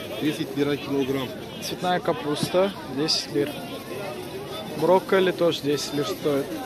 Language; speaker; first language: Russian; early bilingual, heritage; Russian